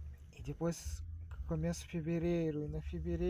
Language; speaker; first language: Portuguese; non-native, fluent; Russian